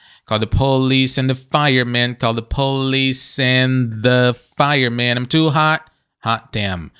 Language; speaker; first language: English; non-native, fluent; Portuguese